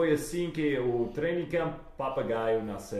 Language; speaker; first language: Portuguese; non-native, fluent; English